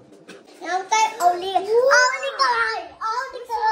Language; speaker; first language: Chinese; native; Chinese